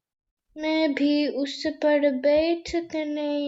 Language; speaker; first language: Hindi; non-native, learner; English